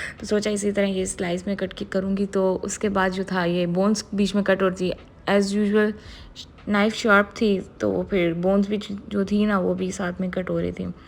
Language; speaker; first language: Urdu; native; Urdu